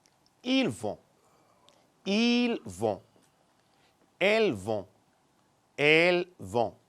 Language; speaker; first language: French; non-native, fluent; Spanish